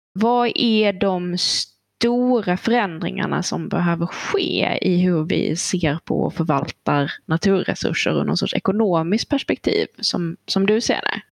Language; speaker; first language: Swedish; native; Swedish